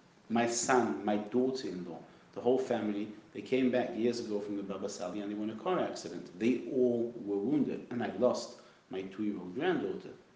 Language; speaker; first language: English; native; English